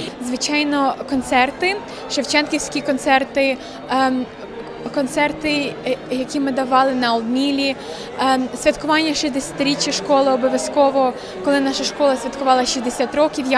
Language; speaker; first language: Ukrainian; early bilingual, heritage; Ukrainian